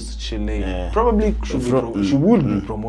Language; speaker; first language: English; non-native, local second language; Swahili